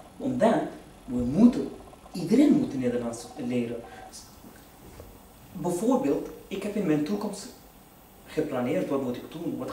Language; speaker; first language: Dutch; non-native, learner; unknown